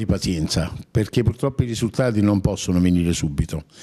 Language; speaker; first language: Italian; native; Italian